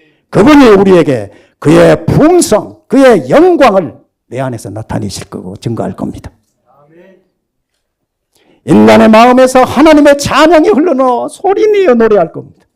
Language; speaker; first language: Korean; native; Korean